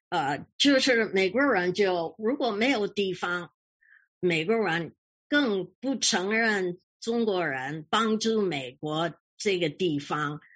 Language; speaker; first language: Chinese; early bilingual, heritage; English